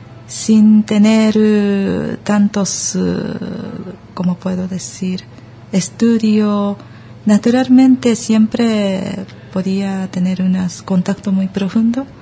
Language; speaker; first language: Spanish; early bilingual, other home language; Japanese